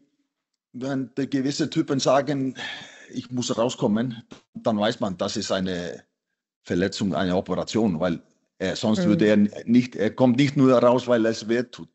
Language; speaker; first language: German; non-native, fluent; Icelandic